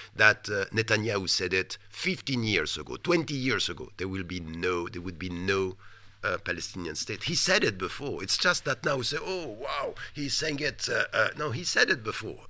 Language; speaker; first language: English; non-native, fluent; French